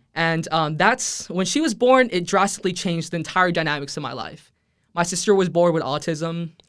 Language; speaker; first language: English; early bilingual, other home language; Spanish